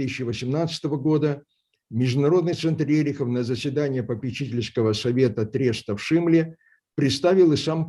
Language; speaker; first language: Russian; native; Russian